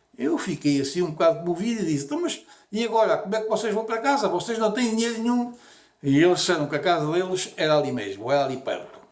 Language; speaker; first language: Portuguese; native; Portuguese